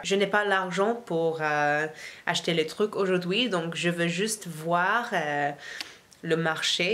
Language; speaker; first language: French; non-native, learner; English